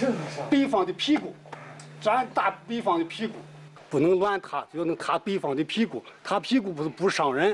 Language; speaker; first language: Chinese; native; Chinese